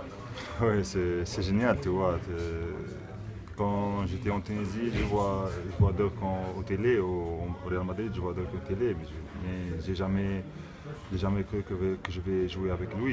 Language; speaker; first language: French; non-native, local second language; Arabic